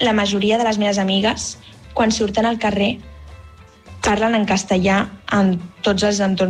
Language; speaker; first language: Catalan; non-native, local second language; Spanish